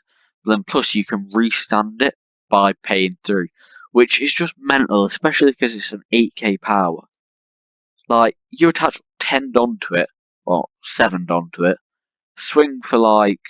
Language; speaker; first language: English; native; English